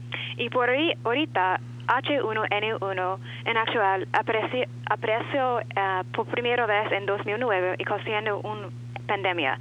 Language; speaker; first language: Spanish; non-native, learner; English